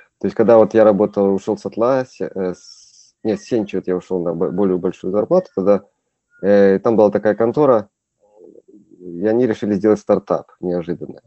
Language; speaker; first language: Russian; native; Russian